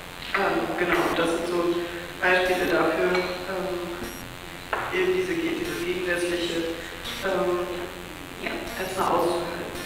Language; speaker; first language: German; native; German